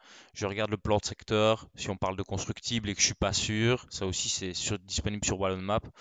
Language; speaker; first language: French; native; French